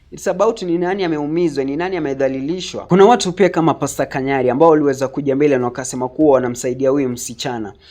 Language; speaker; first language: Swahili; native; Swahili